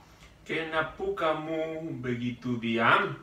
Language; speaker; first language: Indonesian; non-native, learner; Spanish